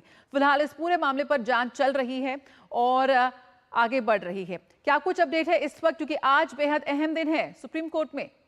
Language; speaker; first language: Hindi; native; Hindi